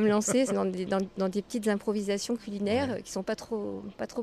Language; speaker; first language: French; native; French